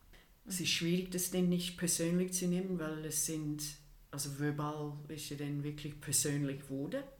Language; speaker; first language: German; non-native, fluent; English